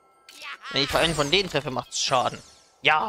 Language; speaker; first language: German; native; German